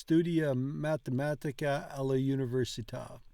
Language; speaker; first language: Italian; non-native, learner; English